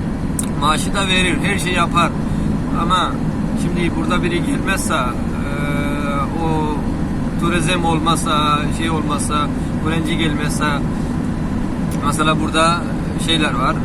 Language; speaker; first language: Turkish; non-native, learner; Urdu